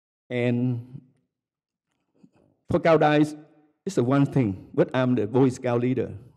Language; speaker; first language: English; non-native, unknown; Vietnamese